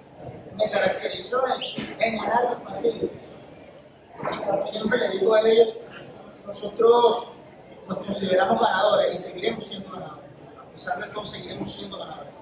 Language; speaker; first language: Spanish; native; Spanish